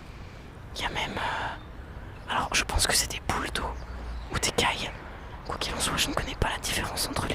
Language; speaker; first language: French; native; French